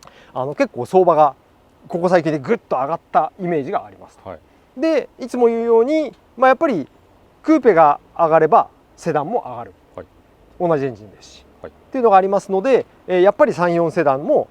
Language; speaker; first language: Japanese; native; Japanese